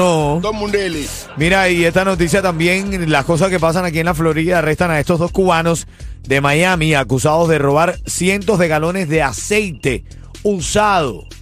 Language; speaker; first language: Spanish; native; Spanish